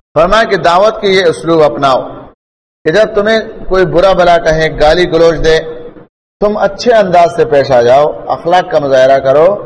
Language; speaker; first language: Urdu; non-native, local second language; Pashto